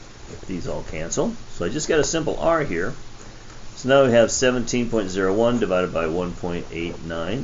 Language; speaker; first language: English; native; English